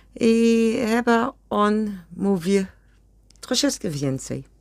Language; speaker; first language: Polish; non-native, learner; Dutch